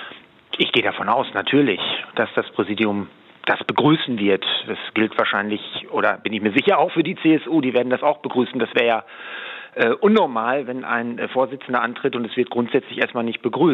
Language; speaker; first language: German; native; German